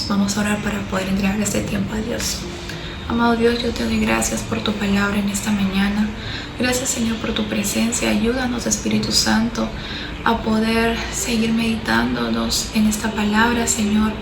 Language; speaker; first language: Spanish; native; Spanish